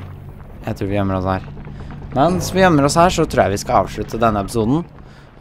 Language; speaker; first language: Norwegian; native; Norwegian